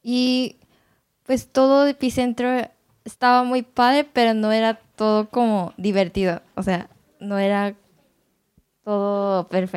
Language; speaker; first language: Spanish; non-native, learner; Japanese